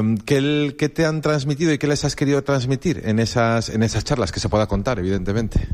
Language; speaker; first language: Spanish; native; Spanish